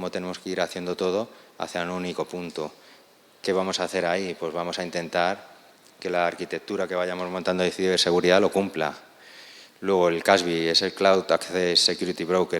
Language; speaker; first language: Spanish; native; Spanish